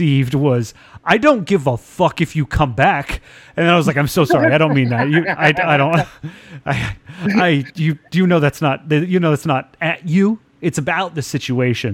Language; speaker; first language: English; native; English